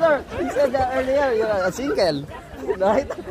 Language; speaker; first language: English; non-native, local second language; Filipino